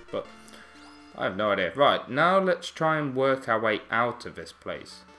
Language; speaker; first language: English; native; English